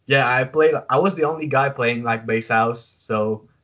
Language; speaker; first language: English; non-native, fluent; French